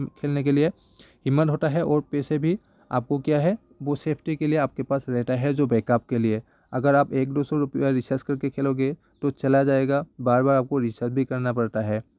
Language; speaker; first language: Hindi; non-native, local second language; Bangla